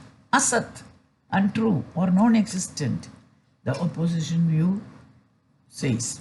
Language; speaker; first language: English; non-native, fluent; Malayalam